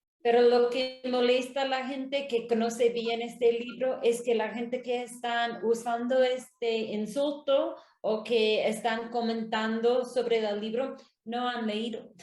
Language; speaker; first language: Spanish; non-native, learner; English